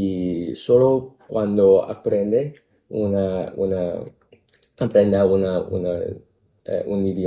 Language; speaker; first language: Spanish; non-native, fluent; Cantonese